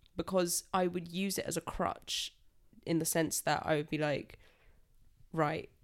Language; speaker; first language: English; native; English